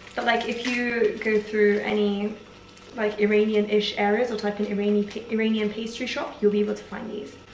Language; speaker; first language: English; early bilingual, other home language; Persian